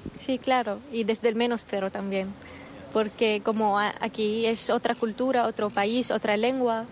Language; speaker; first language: Spanish; non-native, fluent; Arabic